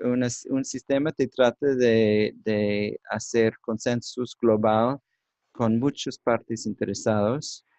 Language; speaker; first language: Spanish; non-native, learner; English